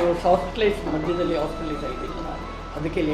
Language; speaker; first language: Kannada; non-native, local second language; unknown